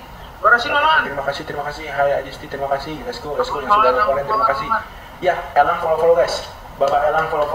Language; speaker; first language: Indonesian; native; Indonesian